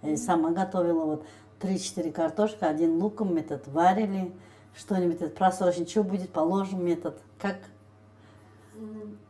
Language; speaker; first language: Russian; non-native, local second language; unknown